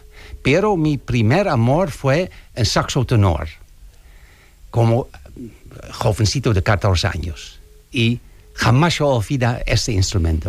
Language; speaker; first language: Spanish; non-native, learner; Dutch